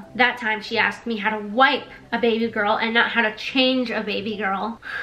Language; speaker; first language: English; native; English